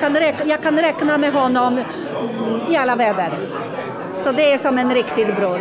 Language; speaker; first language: Swedish; non-native, fluent; Polish